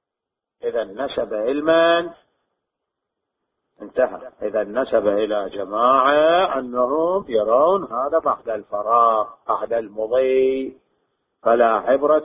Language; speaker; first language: Arabic; native; Arabic